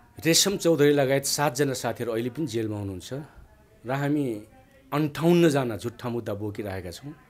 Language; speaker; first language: Nepali; non-native, local second language; Dangaura Tharu